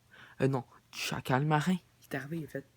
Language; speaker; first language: French; native; French